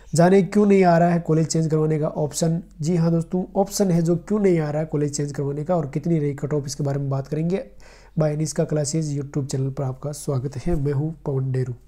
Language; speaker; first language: Hindi; native; Hindi